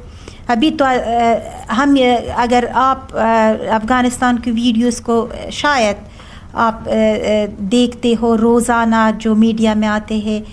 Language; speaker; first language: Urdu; non-native, learner; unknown